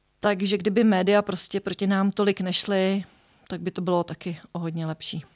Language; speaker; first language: Czech; native; Czech